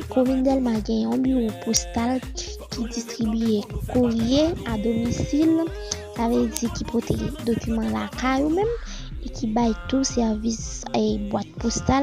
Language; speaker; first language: French; non-native, learner; Haitian Creole